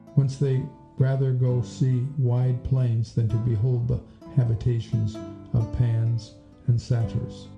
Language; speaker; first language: English; native; English